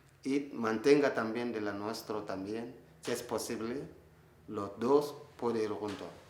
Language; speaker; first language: Spanish; non-native, learner; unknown